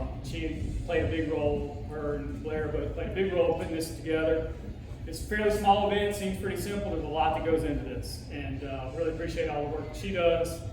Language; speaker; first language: English; native; English